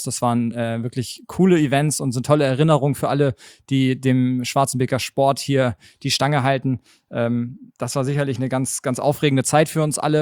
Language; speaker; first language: German; native; German